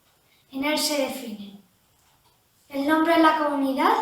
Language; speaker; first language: Spanish; native; Spanish